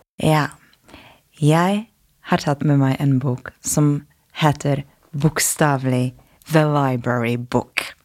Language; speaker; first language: Norwegian; non-native, fluent; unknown